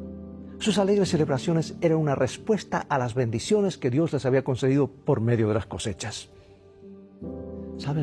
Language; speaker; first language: Spanish; native; Spanish